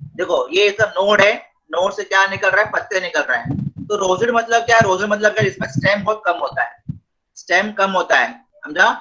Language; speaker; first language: Hindi; non-native, local second language; Marathi